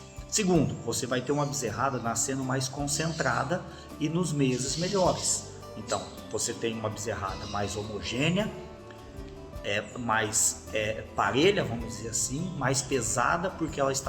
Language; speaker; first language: Portuguese; native; Portuguese